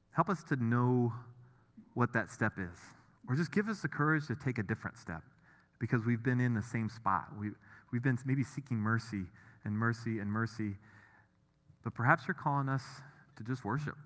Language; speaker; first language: English; native; English